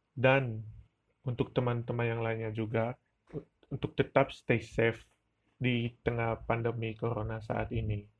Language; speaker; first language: Indonesian; non-native, local second language; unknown